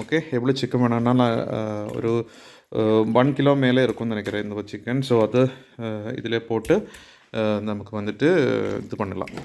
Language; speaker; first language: Tamil; non-native, learner; Malayalam